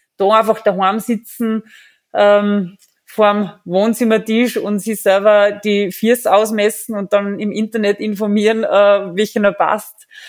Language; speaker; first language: German; native; German